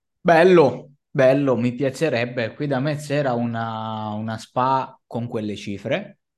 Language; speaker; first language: Italian; native; Italian